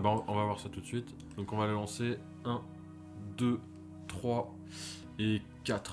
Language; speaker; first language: French; native; French